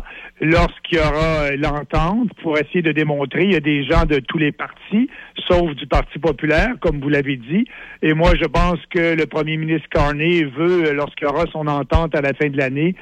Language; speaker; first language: French; native; French